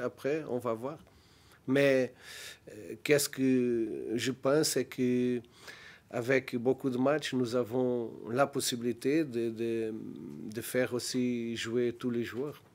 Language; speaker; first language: French; non-native, learner; Portuguese